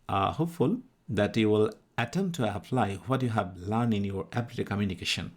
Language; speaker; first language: English; non-native, local second language; Bangla